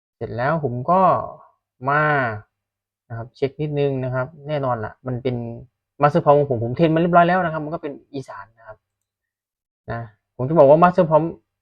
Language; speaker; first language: Thai; native; Thai